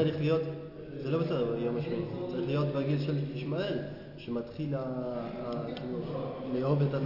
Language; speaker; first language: Hebrew; non-native, learner; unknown